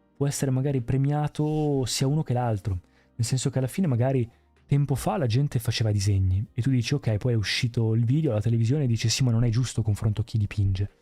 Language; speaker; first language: Italian; native; Italian